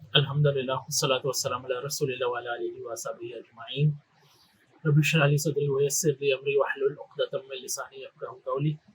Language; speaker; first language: Urdu; native; Urdu